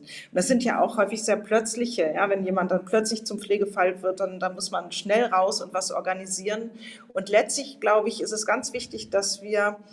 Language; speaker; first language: German; native; German